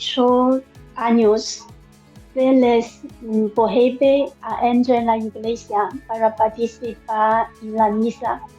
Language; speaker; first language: Spanish; non-native, learner; Chinese